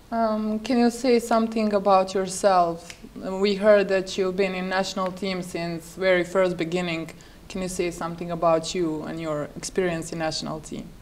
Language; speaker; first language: English; non-native, fluent; Bosnian